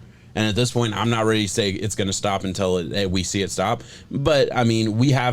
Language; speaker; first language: English; native; English